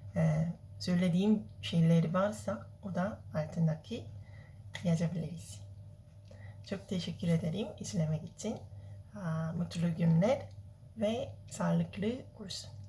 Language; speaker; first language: Turkish; non-native, learner; Korean